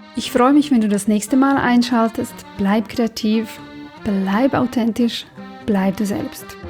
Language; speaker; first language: German; non-native, fluent; Serbian